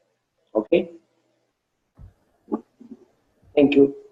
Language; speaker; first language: English; non-native, learner; Romanian